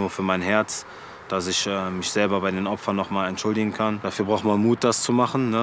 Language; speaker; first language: German; early bilingual, other home language; French